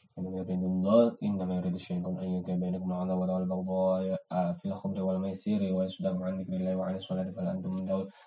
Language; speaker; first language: Arabic; non-native, learner; Indonesian